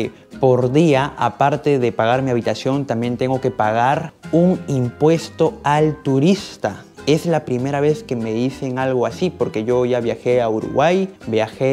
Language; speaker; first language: Spanish; native; Spanish